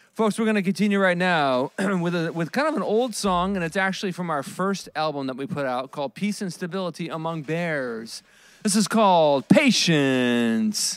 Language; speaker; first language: English; native; English